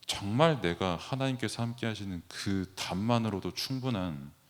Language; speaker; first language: Korean; native; Korean